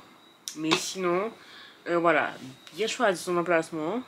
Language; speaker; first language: French; native; French